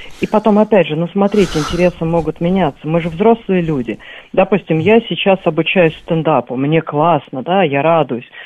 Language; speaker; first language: Russian; native; Russian